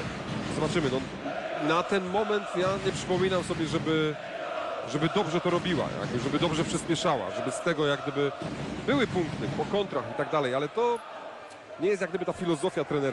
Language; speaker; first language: Polish; native; Polish